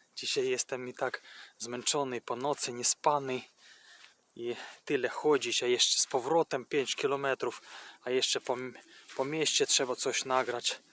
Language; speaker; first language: Polish; non-native, fluent; Russian